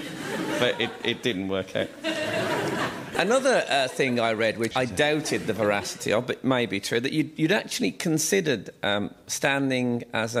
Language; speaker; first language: English; native; English